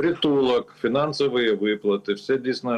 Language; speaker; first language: Ukrainian; non-native, learner; Lithuanian